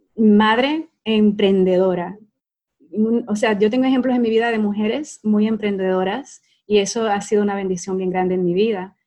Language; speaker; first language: Spanish; native; Spanish